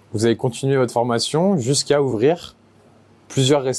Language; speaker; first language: French; native; French